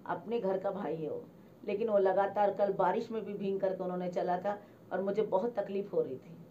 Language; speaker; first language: Hindi; native; Hindi